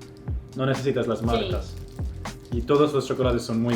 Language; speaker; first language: Spanish; non-native, fluent; German